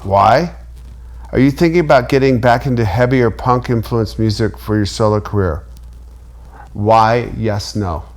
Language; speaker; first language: English; native; English